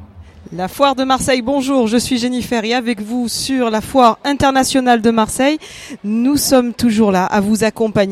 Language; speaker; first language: French; native; French